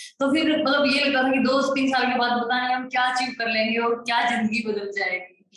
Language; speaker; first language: Hindi; native; Hindi